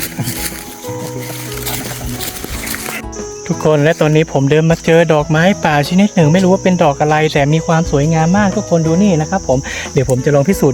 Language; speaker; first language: Thai; native; Thai